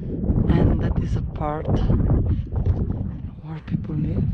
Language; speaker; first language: English; non-native, fluent; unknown